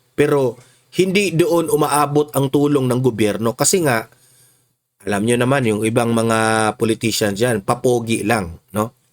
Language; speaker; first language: Filipino; non-native, local second language; Cebuano